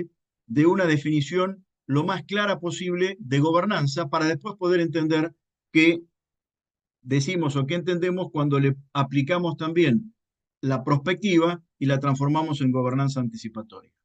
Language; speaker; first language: Spanish; native; Spanish